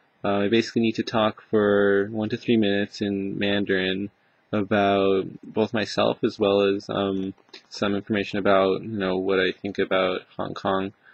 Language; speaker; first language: English; native; English